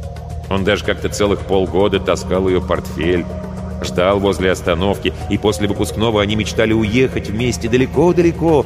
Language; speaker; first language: Russian; native; Russian